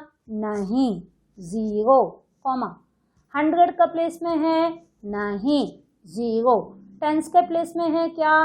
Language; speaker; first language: Hindi; non-native, local second language; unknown